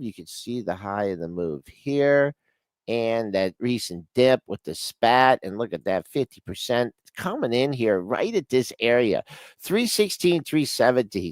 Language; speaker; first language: English; native; English